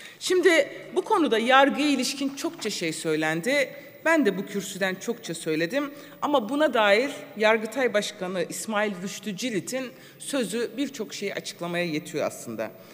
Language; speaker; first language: Turkish; non-native, local second language; Kurdish